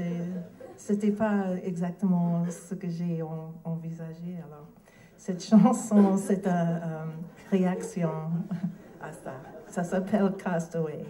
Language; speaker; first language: French; non-native, learner; English